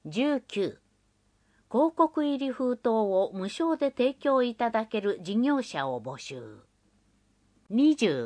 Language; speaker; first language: Japanese; native; Japanese